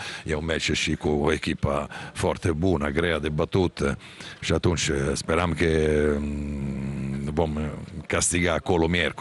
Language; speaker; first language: Romanian; non-native, fluent; Italian